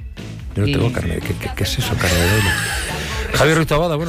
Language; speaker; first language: Spanish; native; Spanish